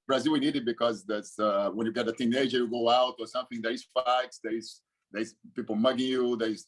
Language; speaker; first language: English; non-native, fluent; Portuguese